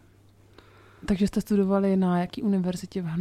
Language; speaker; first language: Czech; native; Czech